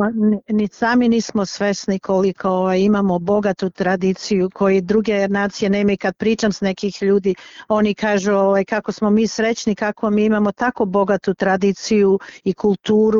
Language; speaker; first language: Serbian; early bilingual, other home language; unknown